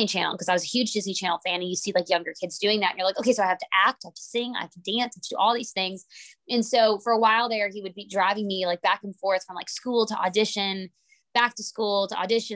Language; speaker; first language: English; native; English